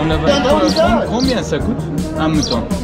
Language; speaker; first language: French; non-native, learner; Turkish